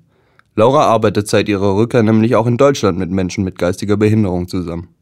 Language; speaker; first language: German; native; German